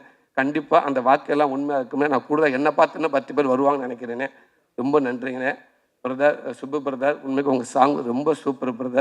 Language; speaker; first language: Tamil; native; Tamil